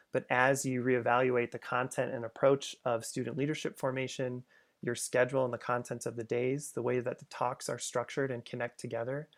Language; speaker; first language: English; native; English